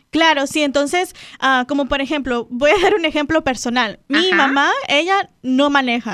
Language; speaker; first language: Spanish; native; Spanish